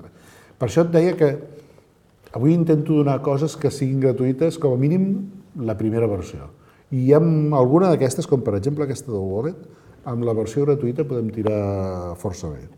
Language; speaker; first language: Catalan; native; Catalan